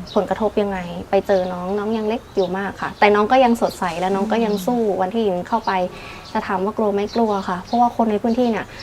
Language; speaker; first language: Thai; native; Thai